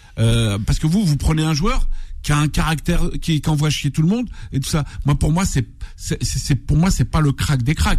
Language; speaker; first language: French; native; French